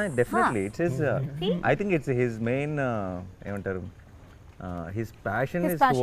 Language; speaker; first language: Telugu; native; Telugu